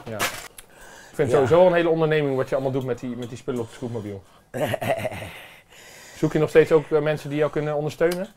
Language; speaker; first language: Dutch; native; Dutch